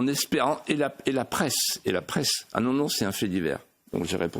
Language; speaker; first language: French; native; French